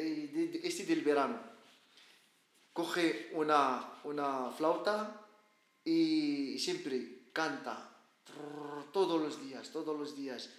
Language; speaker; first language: Spanish; non-native, learner; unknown